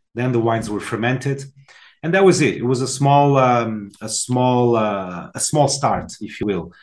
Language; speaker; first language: English; non-native, fluent; Portuguese